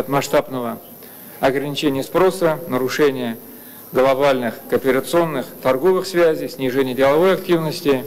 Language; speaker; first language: Russian; native; Russian